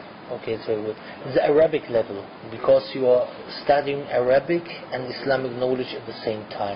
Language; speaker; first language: English; non-native, fluent; German